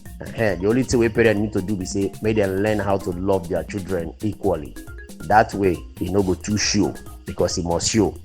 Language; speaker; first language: Nigerian Pidgin; native; Nigerian Pidgin